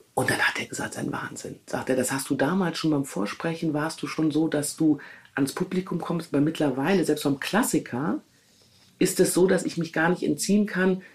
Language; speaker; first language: German; native; German